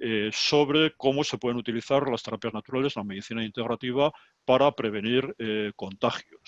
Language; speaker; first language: Spanish; native; Spanish